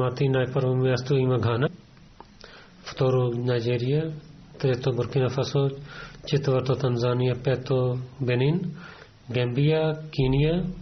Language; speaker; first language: Bulgarian; non-native, fluent; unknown